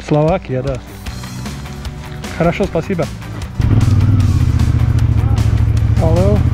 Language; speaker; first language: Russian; non-native, learner; Slovak